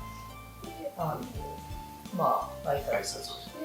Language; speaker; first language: Japanese; native; Japanese